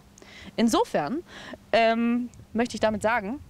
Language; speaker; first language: German; native; German